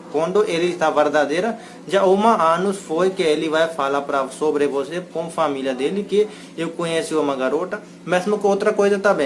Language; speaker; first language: Portuguese; non-native, learner; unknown